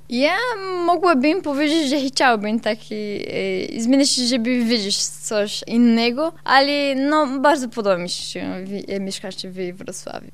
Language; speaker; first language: Polish; non-native, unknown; Portuguese